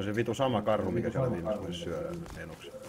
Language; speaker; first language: Finnish; native; Finnish